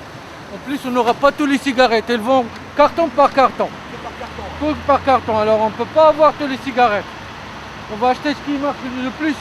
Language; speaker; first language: French; native; French